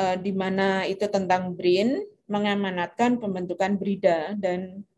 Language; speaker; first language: Indonesian; native; Indonesian